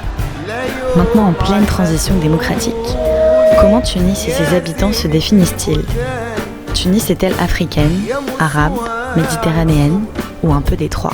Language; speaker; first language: French; native; French